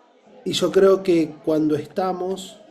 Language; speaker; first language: Spanish; native; Spanish